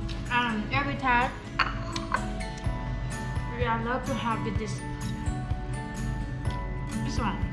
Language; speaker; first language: English; non-native, learner; Thai